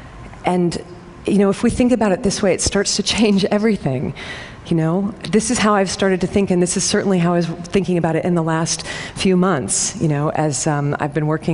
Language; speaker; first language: English; native; English